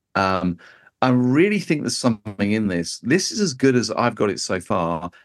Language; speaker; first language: English; native; English